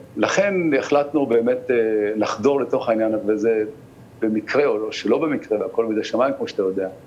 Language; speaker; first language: Hebrew; native; Hebrew